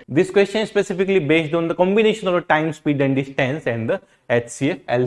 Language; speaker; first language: English; non-native, local second language; Hindi